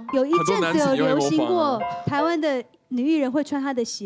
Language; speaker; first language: Chinese; native; Chinese